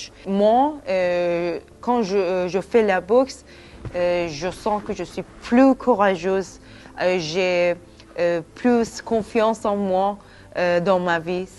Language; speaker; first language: French; non-native, fluent; Persian